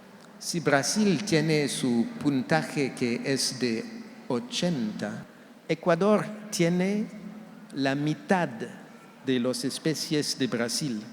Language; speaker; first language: Spanish; non-native, fluent; French